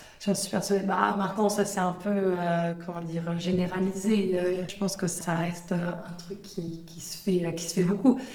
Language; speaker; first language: French; native; French